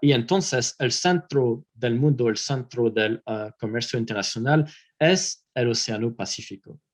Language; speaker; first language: Spanish; non-native, fluent; French